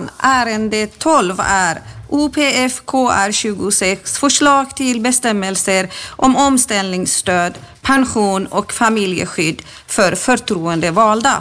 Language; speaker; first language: Swedish; native; Swedish